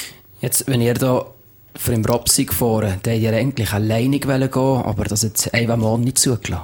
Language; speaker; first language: German; native; German